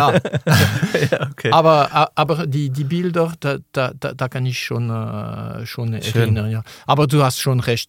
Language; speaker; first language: German; non-native, local second language; French